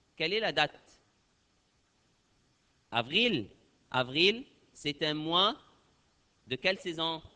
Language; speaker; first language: French; non-native, fluent; Arabic